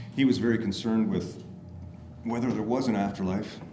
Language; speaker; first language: English; native; English